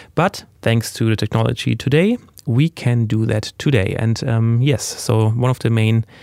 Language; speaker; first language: English; non-native, fluent; German